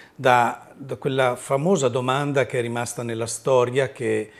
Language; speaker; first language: Italian; native; Italian